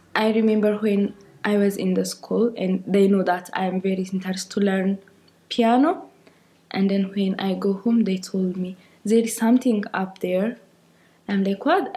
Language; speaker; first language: English; non-native, learner; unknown